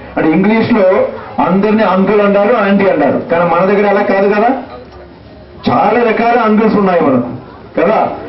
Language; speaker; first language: Telugu; non-native, fluent; Malayalam